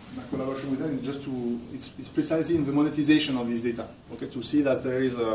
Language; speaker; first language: English; non-native, fluent; French